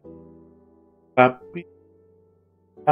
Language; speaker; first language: Spanish; non-native, learner; English